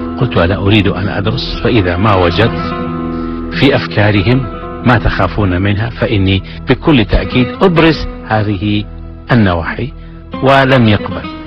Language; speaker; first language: Arabic; non-native, local second language; Central Kurdish